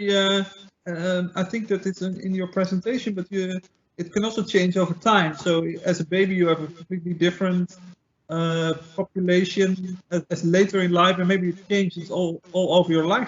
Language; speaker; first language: English; non-native, fluent; Dutch